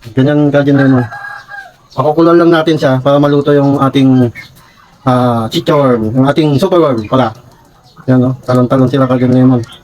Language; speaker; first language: Filipino; non-native, local second language; Iloko